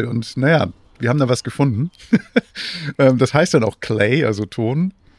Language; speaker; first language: German; native; German